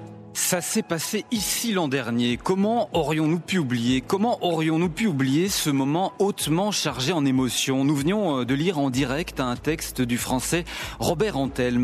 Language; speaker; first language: French; native; French